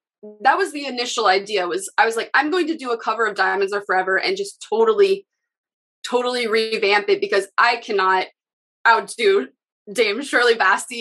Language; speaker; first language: English; native; English